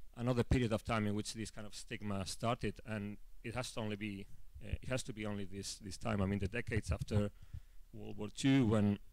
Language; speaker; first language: English; non-native, fluent; Spanish